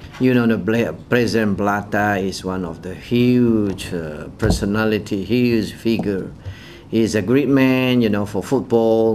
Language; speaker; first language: English; non-native, fluent; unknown